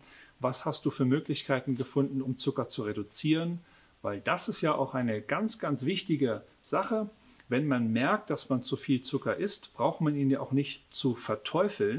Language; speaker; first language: German; native; German